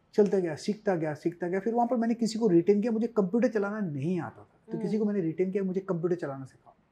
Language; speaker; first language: Hindi; non-native, local second language; Sindhi